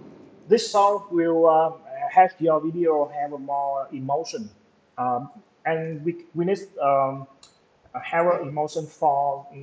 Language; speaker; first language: English; non-native, local second language; Vietnamese